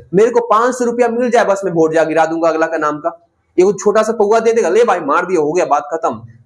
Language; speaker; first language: Hindi; native; Hindi